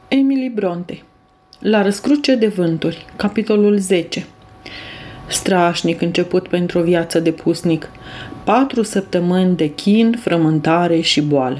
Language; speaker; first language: Romanian; native; Romanian